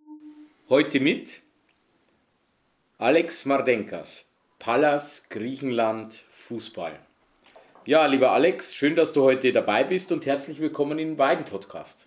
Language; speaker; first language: German; native; German